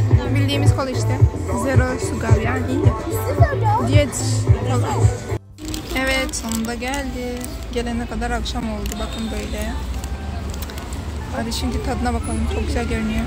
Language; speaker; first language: Turkish; early bilingual, other home language; Arabic